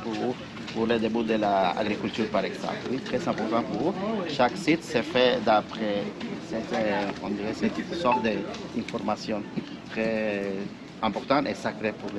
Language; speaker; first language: French; non-native, fluent; Spanish